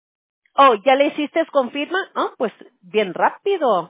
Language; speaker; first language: Spanish; early bilingual, heritage; English